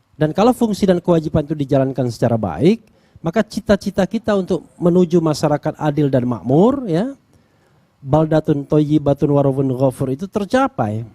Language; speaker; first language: Indonesian; native; Indonesian